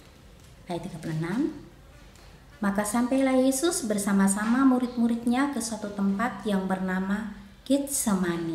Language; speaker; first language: Indonesian; native; Indonesian